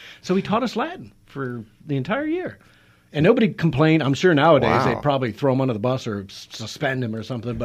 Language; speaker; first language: English; native; English